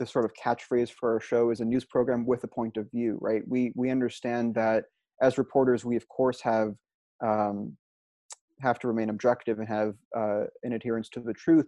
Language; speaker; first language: English; native; English